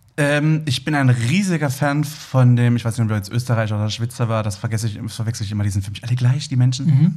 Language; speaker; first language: German; native; German